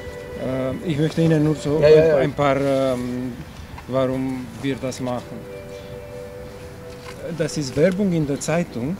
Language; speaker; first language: German; non-native, fluent; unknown